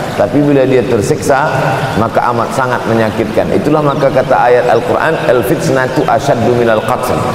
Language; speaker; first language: Malay; native; Malay